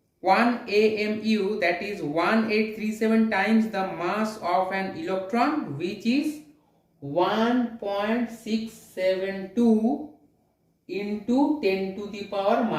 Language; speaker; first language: English; non-native, local second language; Hindi